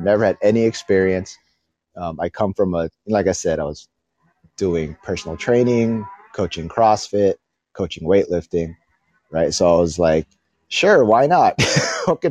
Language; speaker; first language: English; early bilingual, other home language; Filipino